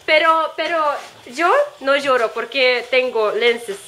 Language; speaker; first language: Spanish; non-native, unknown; Russian